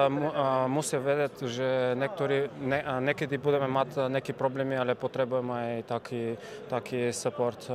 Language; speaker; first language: Slovak; non-native, learner; Bulgarian